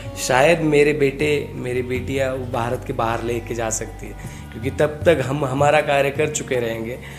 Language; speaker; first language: Hindi; non-native, local second language; Marathi